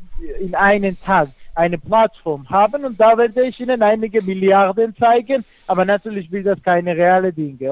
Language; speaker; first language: German; non-native, fluent; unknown